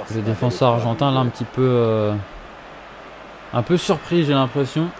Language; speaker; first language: French; native; French